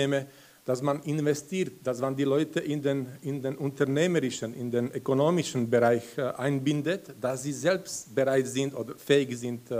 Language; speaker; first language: German; non-native, fluent; Slovak